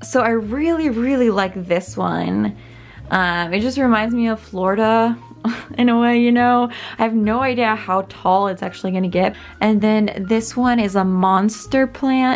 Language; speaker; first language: English; native; English